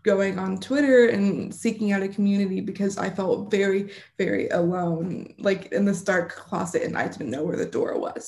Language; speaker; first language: English; native; English